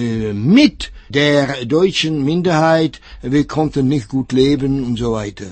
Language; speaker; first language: German; non-native, fluent; Czech